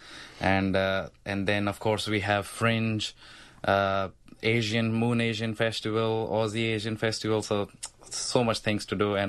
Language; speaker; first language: English; non-native, local second language; Punjabi